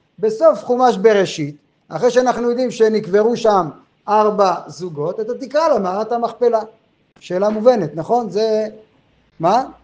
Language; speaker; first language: Hebrew; non-native, fluent; French